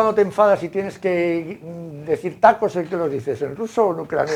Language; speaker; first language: Spanish; native; Spanish